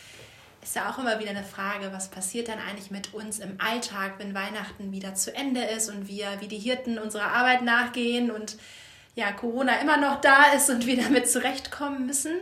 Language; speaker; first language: German; native; German